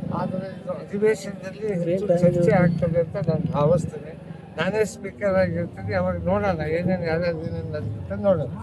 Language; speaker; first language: Kannada; non-native, local second language; Lambadi